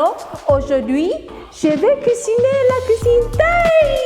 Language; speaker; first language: French; non-native, learner; Thai